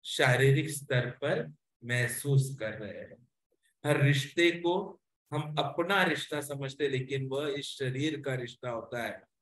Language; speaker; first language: Hindi; non-native, local second language; Marathi